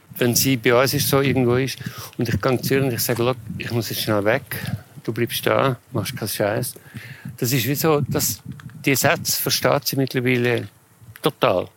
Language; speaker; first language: German; native; German